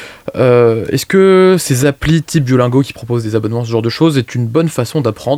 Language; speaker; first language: French; native; French